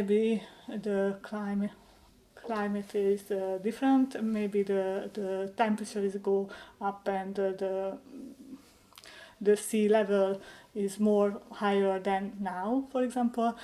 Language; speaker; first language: English; non-native, learner; Hungarian